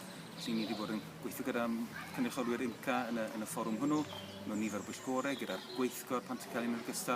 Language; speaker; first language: Welsh; native; Welsh